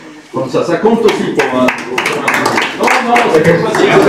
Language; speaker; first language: French; non-native, fluent; Swedish